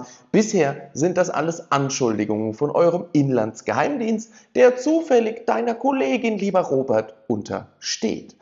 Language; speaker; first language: German; native; German